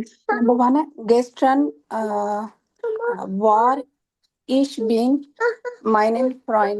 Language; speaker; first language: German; non-native, learner; Urdu